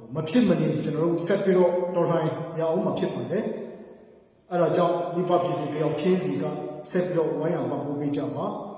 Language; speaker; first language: Burmese; non-native, local second language; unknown